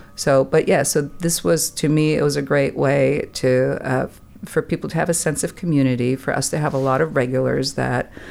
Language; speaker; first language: English; non-native, fluent; German